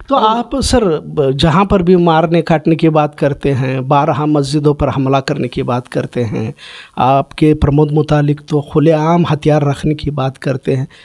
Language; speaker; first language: Hindi; non-native, local second language; Urdu